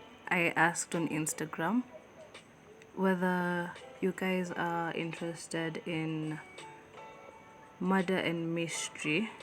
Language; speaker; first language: English; non-native, local second language; Swahili